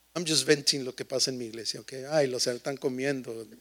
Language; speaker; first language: Spanish; early bilingual, heritage; Spanish